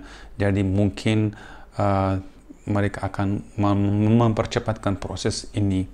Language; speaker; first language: Indonesian; non-native, fluent; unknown